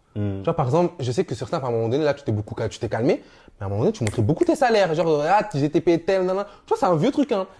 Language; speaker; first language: French; native; French